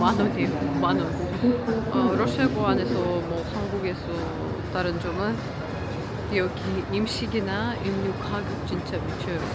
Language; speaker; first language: Korean; non-native, learner; Russian